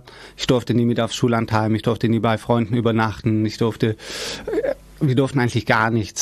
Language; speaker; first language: German; early bilingual, other home language; Persian